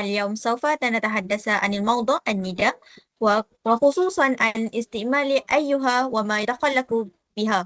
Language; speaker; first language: Arabic; non-native, learner; Malay